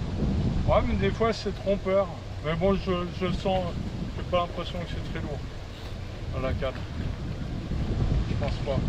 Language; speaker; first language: French; native; French